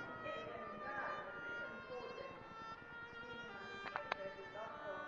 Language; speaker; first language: Italian; native; Italian